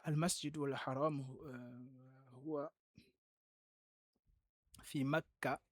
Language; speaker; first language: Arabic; non-native, fluent; French